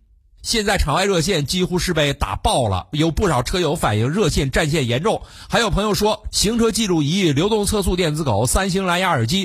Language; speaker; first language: Chinese; native; Chinese